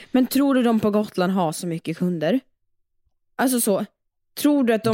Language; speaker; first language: Swedish; native; Swedish